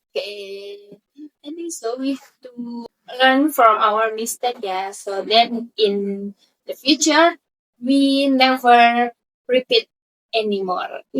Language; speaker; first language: English; non-native, learner; Indonesian